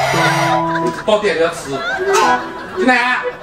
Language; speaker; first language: Chinese; native; Chinese